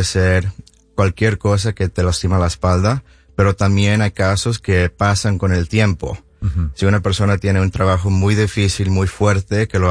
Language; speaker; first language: Spanish; early bilingual, heritage; Spanish